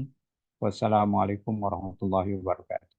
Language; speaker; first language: Arabic; non-native, fluent; Indonesian